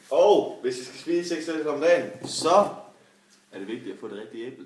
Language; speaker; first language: Danish; native; Danish